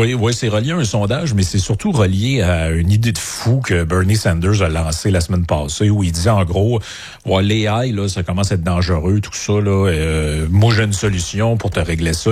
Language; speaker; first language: French; native; French